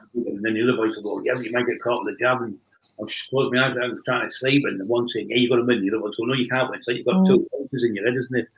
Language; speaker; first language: English; native; English